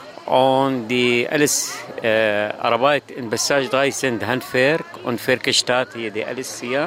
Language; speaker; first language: German; non-native, learner; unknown